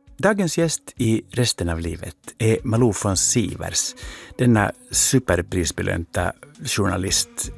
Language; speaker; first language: Swedish; native; Swedish